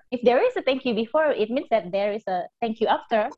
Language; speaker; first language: English; non-native, fluent; Indonesian